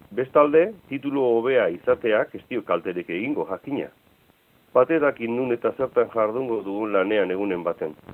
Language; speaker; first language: Basque; native; Basque